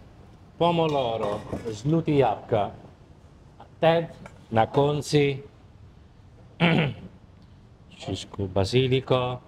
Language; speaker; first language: Czech; non-native, learner; Italian